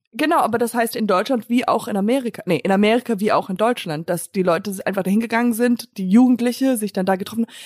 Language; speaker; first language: German; early bilingual, other home language; English